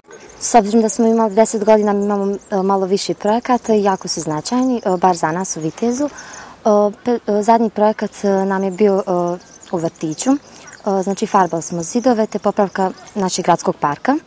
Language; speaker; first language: Croatian; native; Croatian